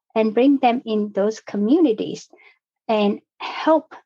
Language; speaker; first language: English; non-native, fluent; Vietnamese